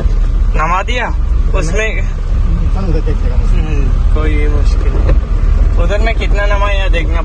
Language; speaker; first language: Hindi; non-native, fluent; Bangla